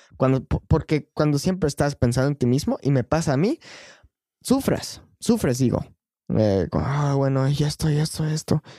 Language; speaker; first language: Spanish; non-native, fluent; English